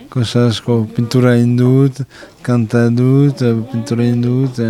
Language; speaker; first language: Basque; non-native, learner; French